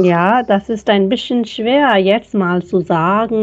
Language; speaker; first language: German; non-native, fluent; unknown